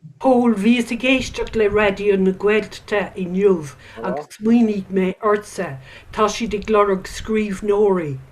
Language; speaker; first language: Irish; non-native, local second language; English